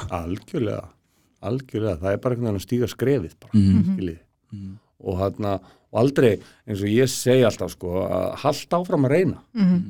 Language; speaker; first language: Icelandic; native; Icelandic